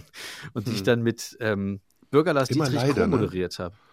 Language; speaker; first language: German; native; German